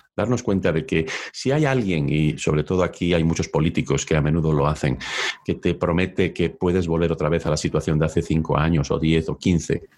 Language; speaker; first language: Spanish; native; Spanish